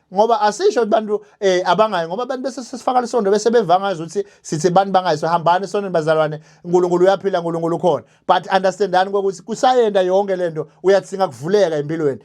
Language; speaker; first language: Zulu; native; Zulu